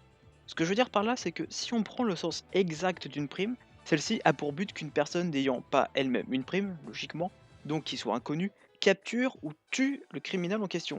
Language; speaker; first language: French; native; French